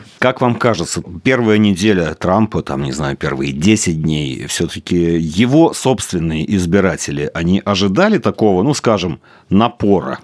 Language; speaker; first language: Russian; native; Russian